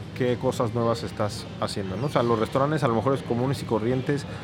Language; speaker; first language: Spanish; native; Spanish